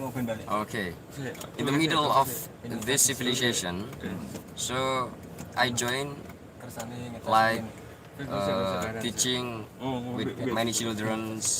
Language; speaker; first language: English; non-native, learner; Indonesian